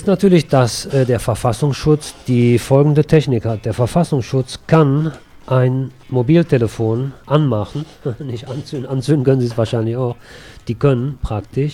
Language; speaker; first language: German; native; German